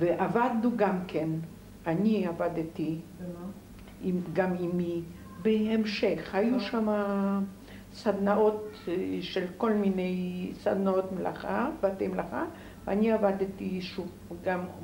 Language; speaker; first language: Hebrew; non-native, fluent; Polish